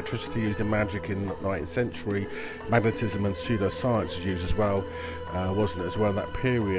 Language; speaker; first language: English; native; English